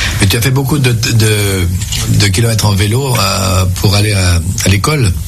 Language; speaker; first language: French; native; French